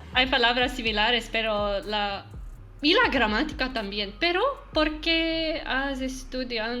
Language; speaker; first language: Spanish; non-native, learner; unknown